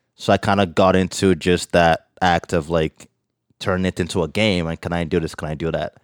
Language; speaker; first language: English; non-native, local second language; Yoruba